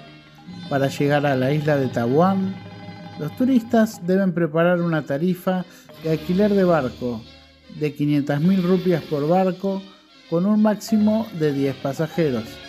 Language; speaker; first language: Spanish; non-native, fluent; Indonesian